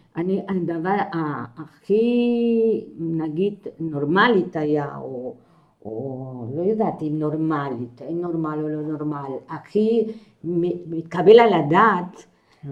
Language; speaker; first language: Hebrew; non-native, fluent; Spanish